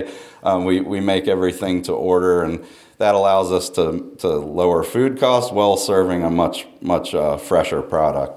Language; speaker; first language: English; native; English